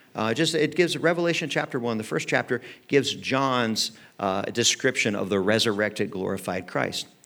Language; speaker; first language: English; native; English